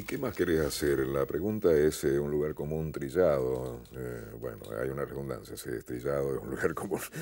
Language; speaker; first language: Spanish; native; Spanish